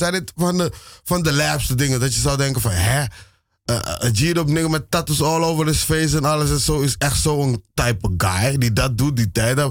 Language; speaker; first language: Dutch; native; Dutch